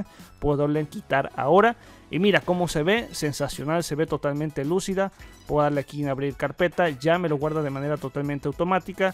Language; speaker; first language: Spanish; native; Spanish